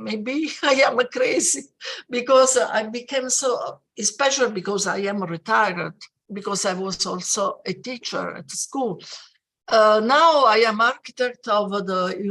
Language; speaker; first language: English; non-native, fluent; Italian